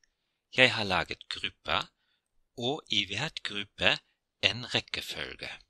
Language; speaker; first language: Norwegian; non-native, fluent; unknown